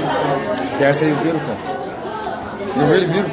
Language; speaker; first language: English; non-native, learner; Korean